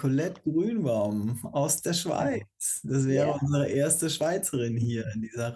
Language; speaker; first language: German; native; German